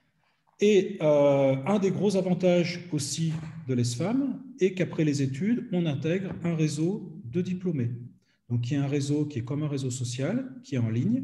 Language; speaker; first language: French; native; French